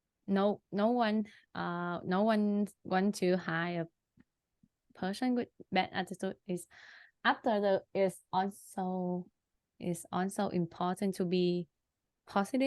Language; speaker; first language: English; non-native, learner; Vietnamese